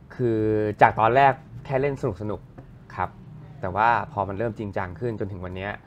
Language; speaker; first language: Thai; native; Thai